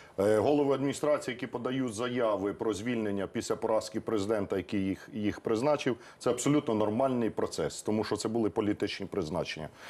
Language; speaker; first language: Ukrainian; native; Ukrainian